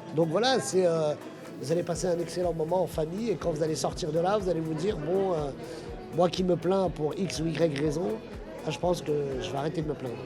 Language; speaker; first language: French; early bilingual, other home language; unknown